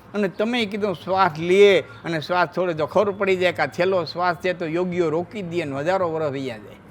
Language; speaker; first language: Gujarati; non-native, local second language; Kachhi